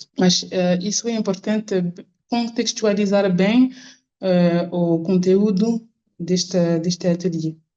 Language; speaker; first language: Portuguese; non-native, fluent; French